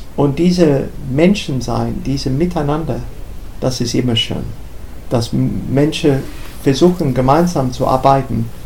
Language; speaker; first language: German; non-native, fluent; English